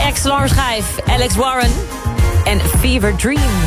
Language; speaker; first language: Dutch; native; Dutch